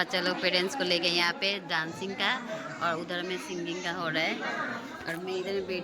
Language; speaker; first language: Hindi; non-native, local second language; Assamese